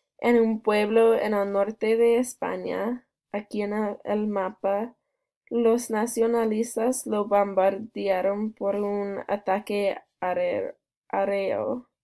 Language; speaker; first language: Spanish; non-native, learner; English